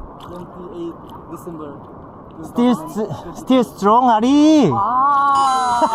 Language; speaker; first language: English; non-native, learner; Korean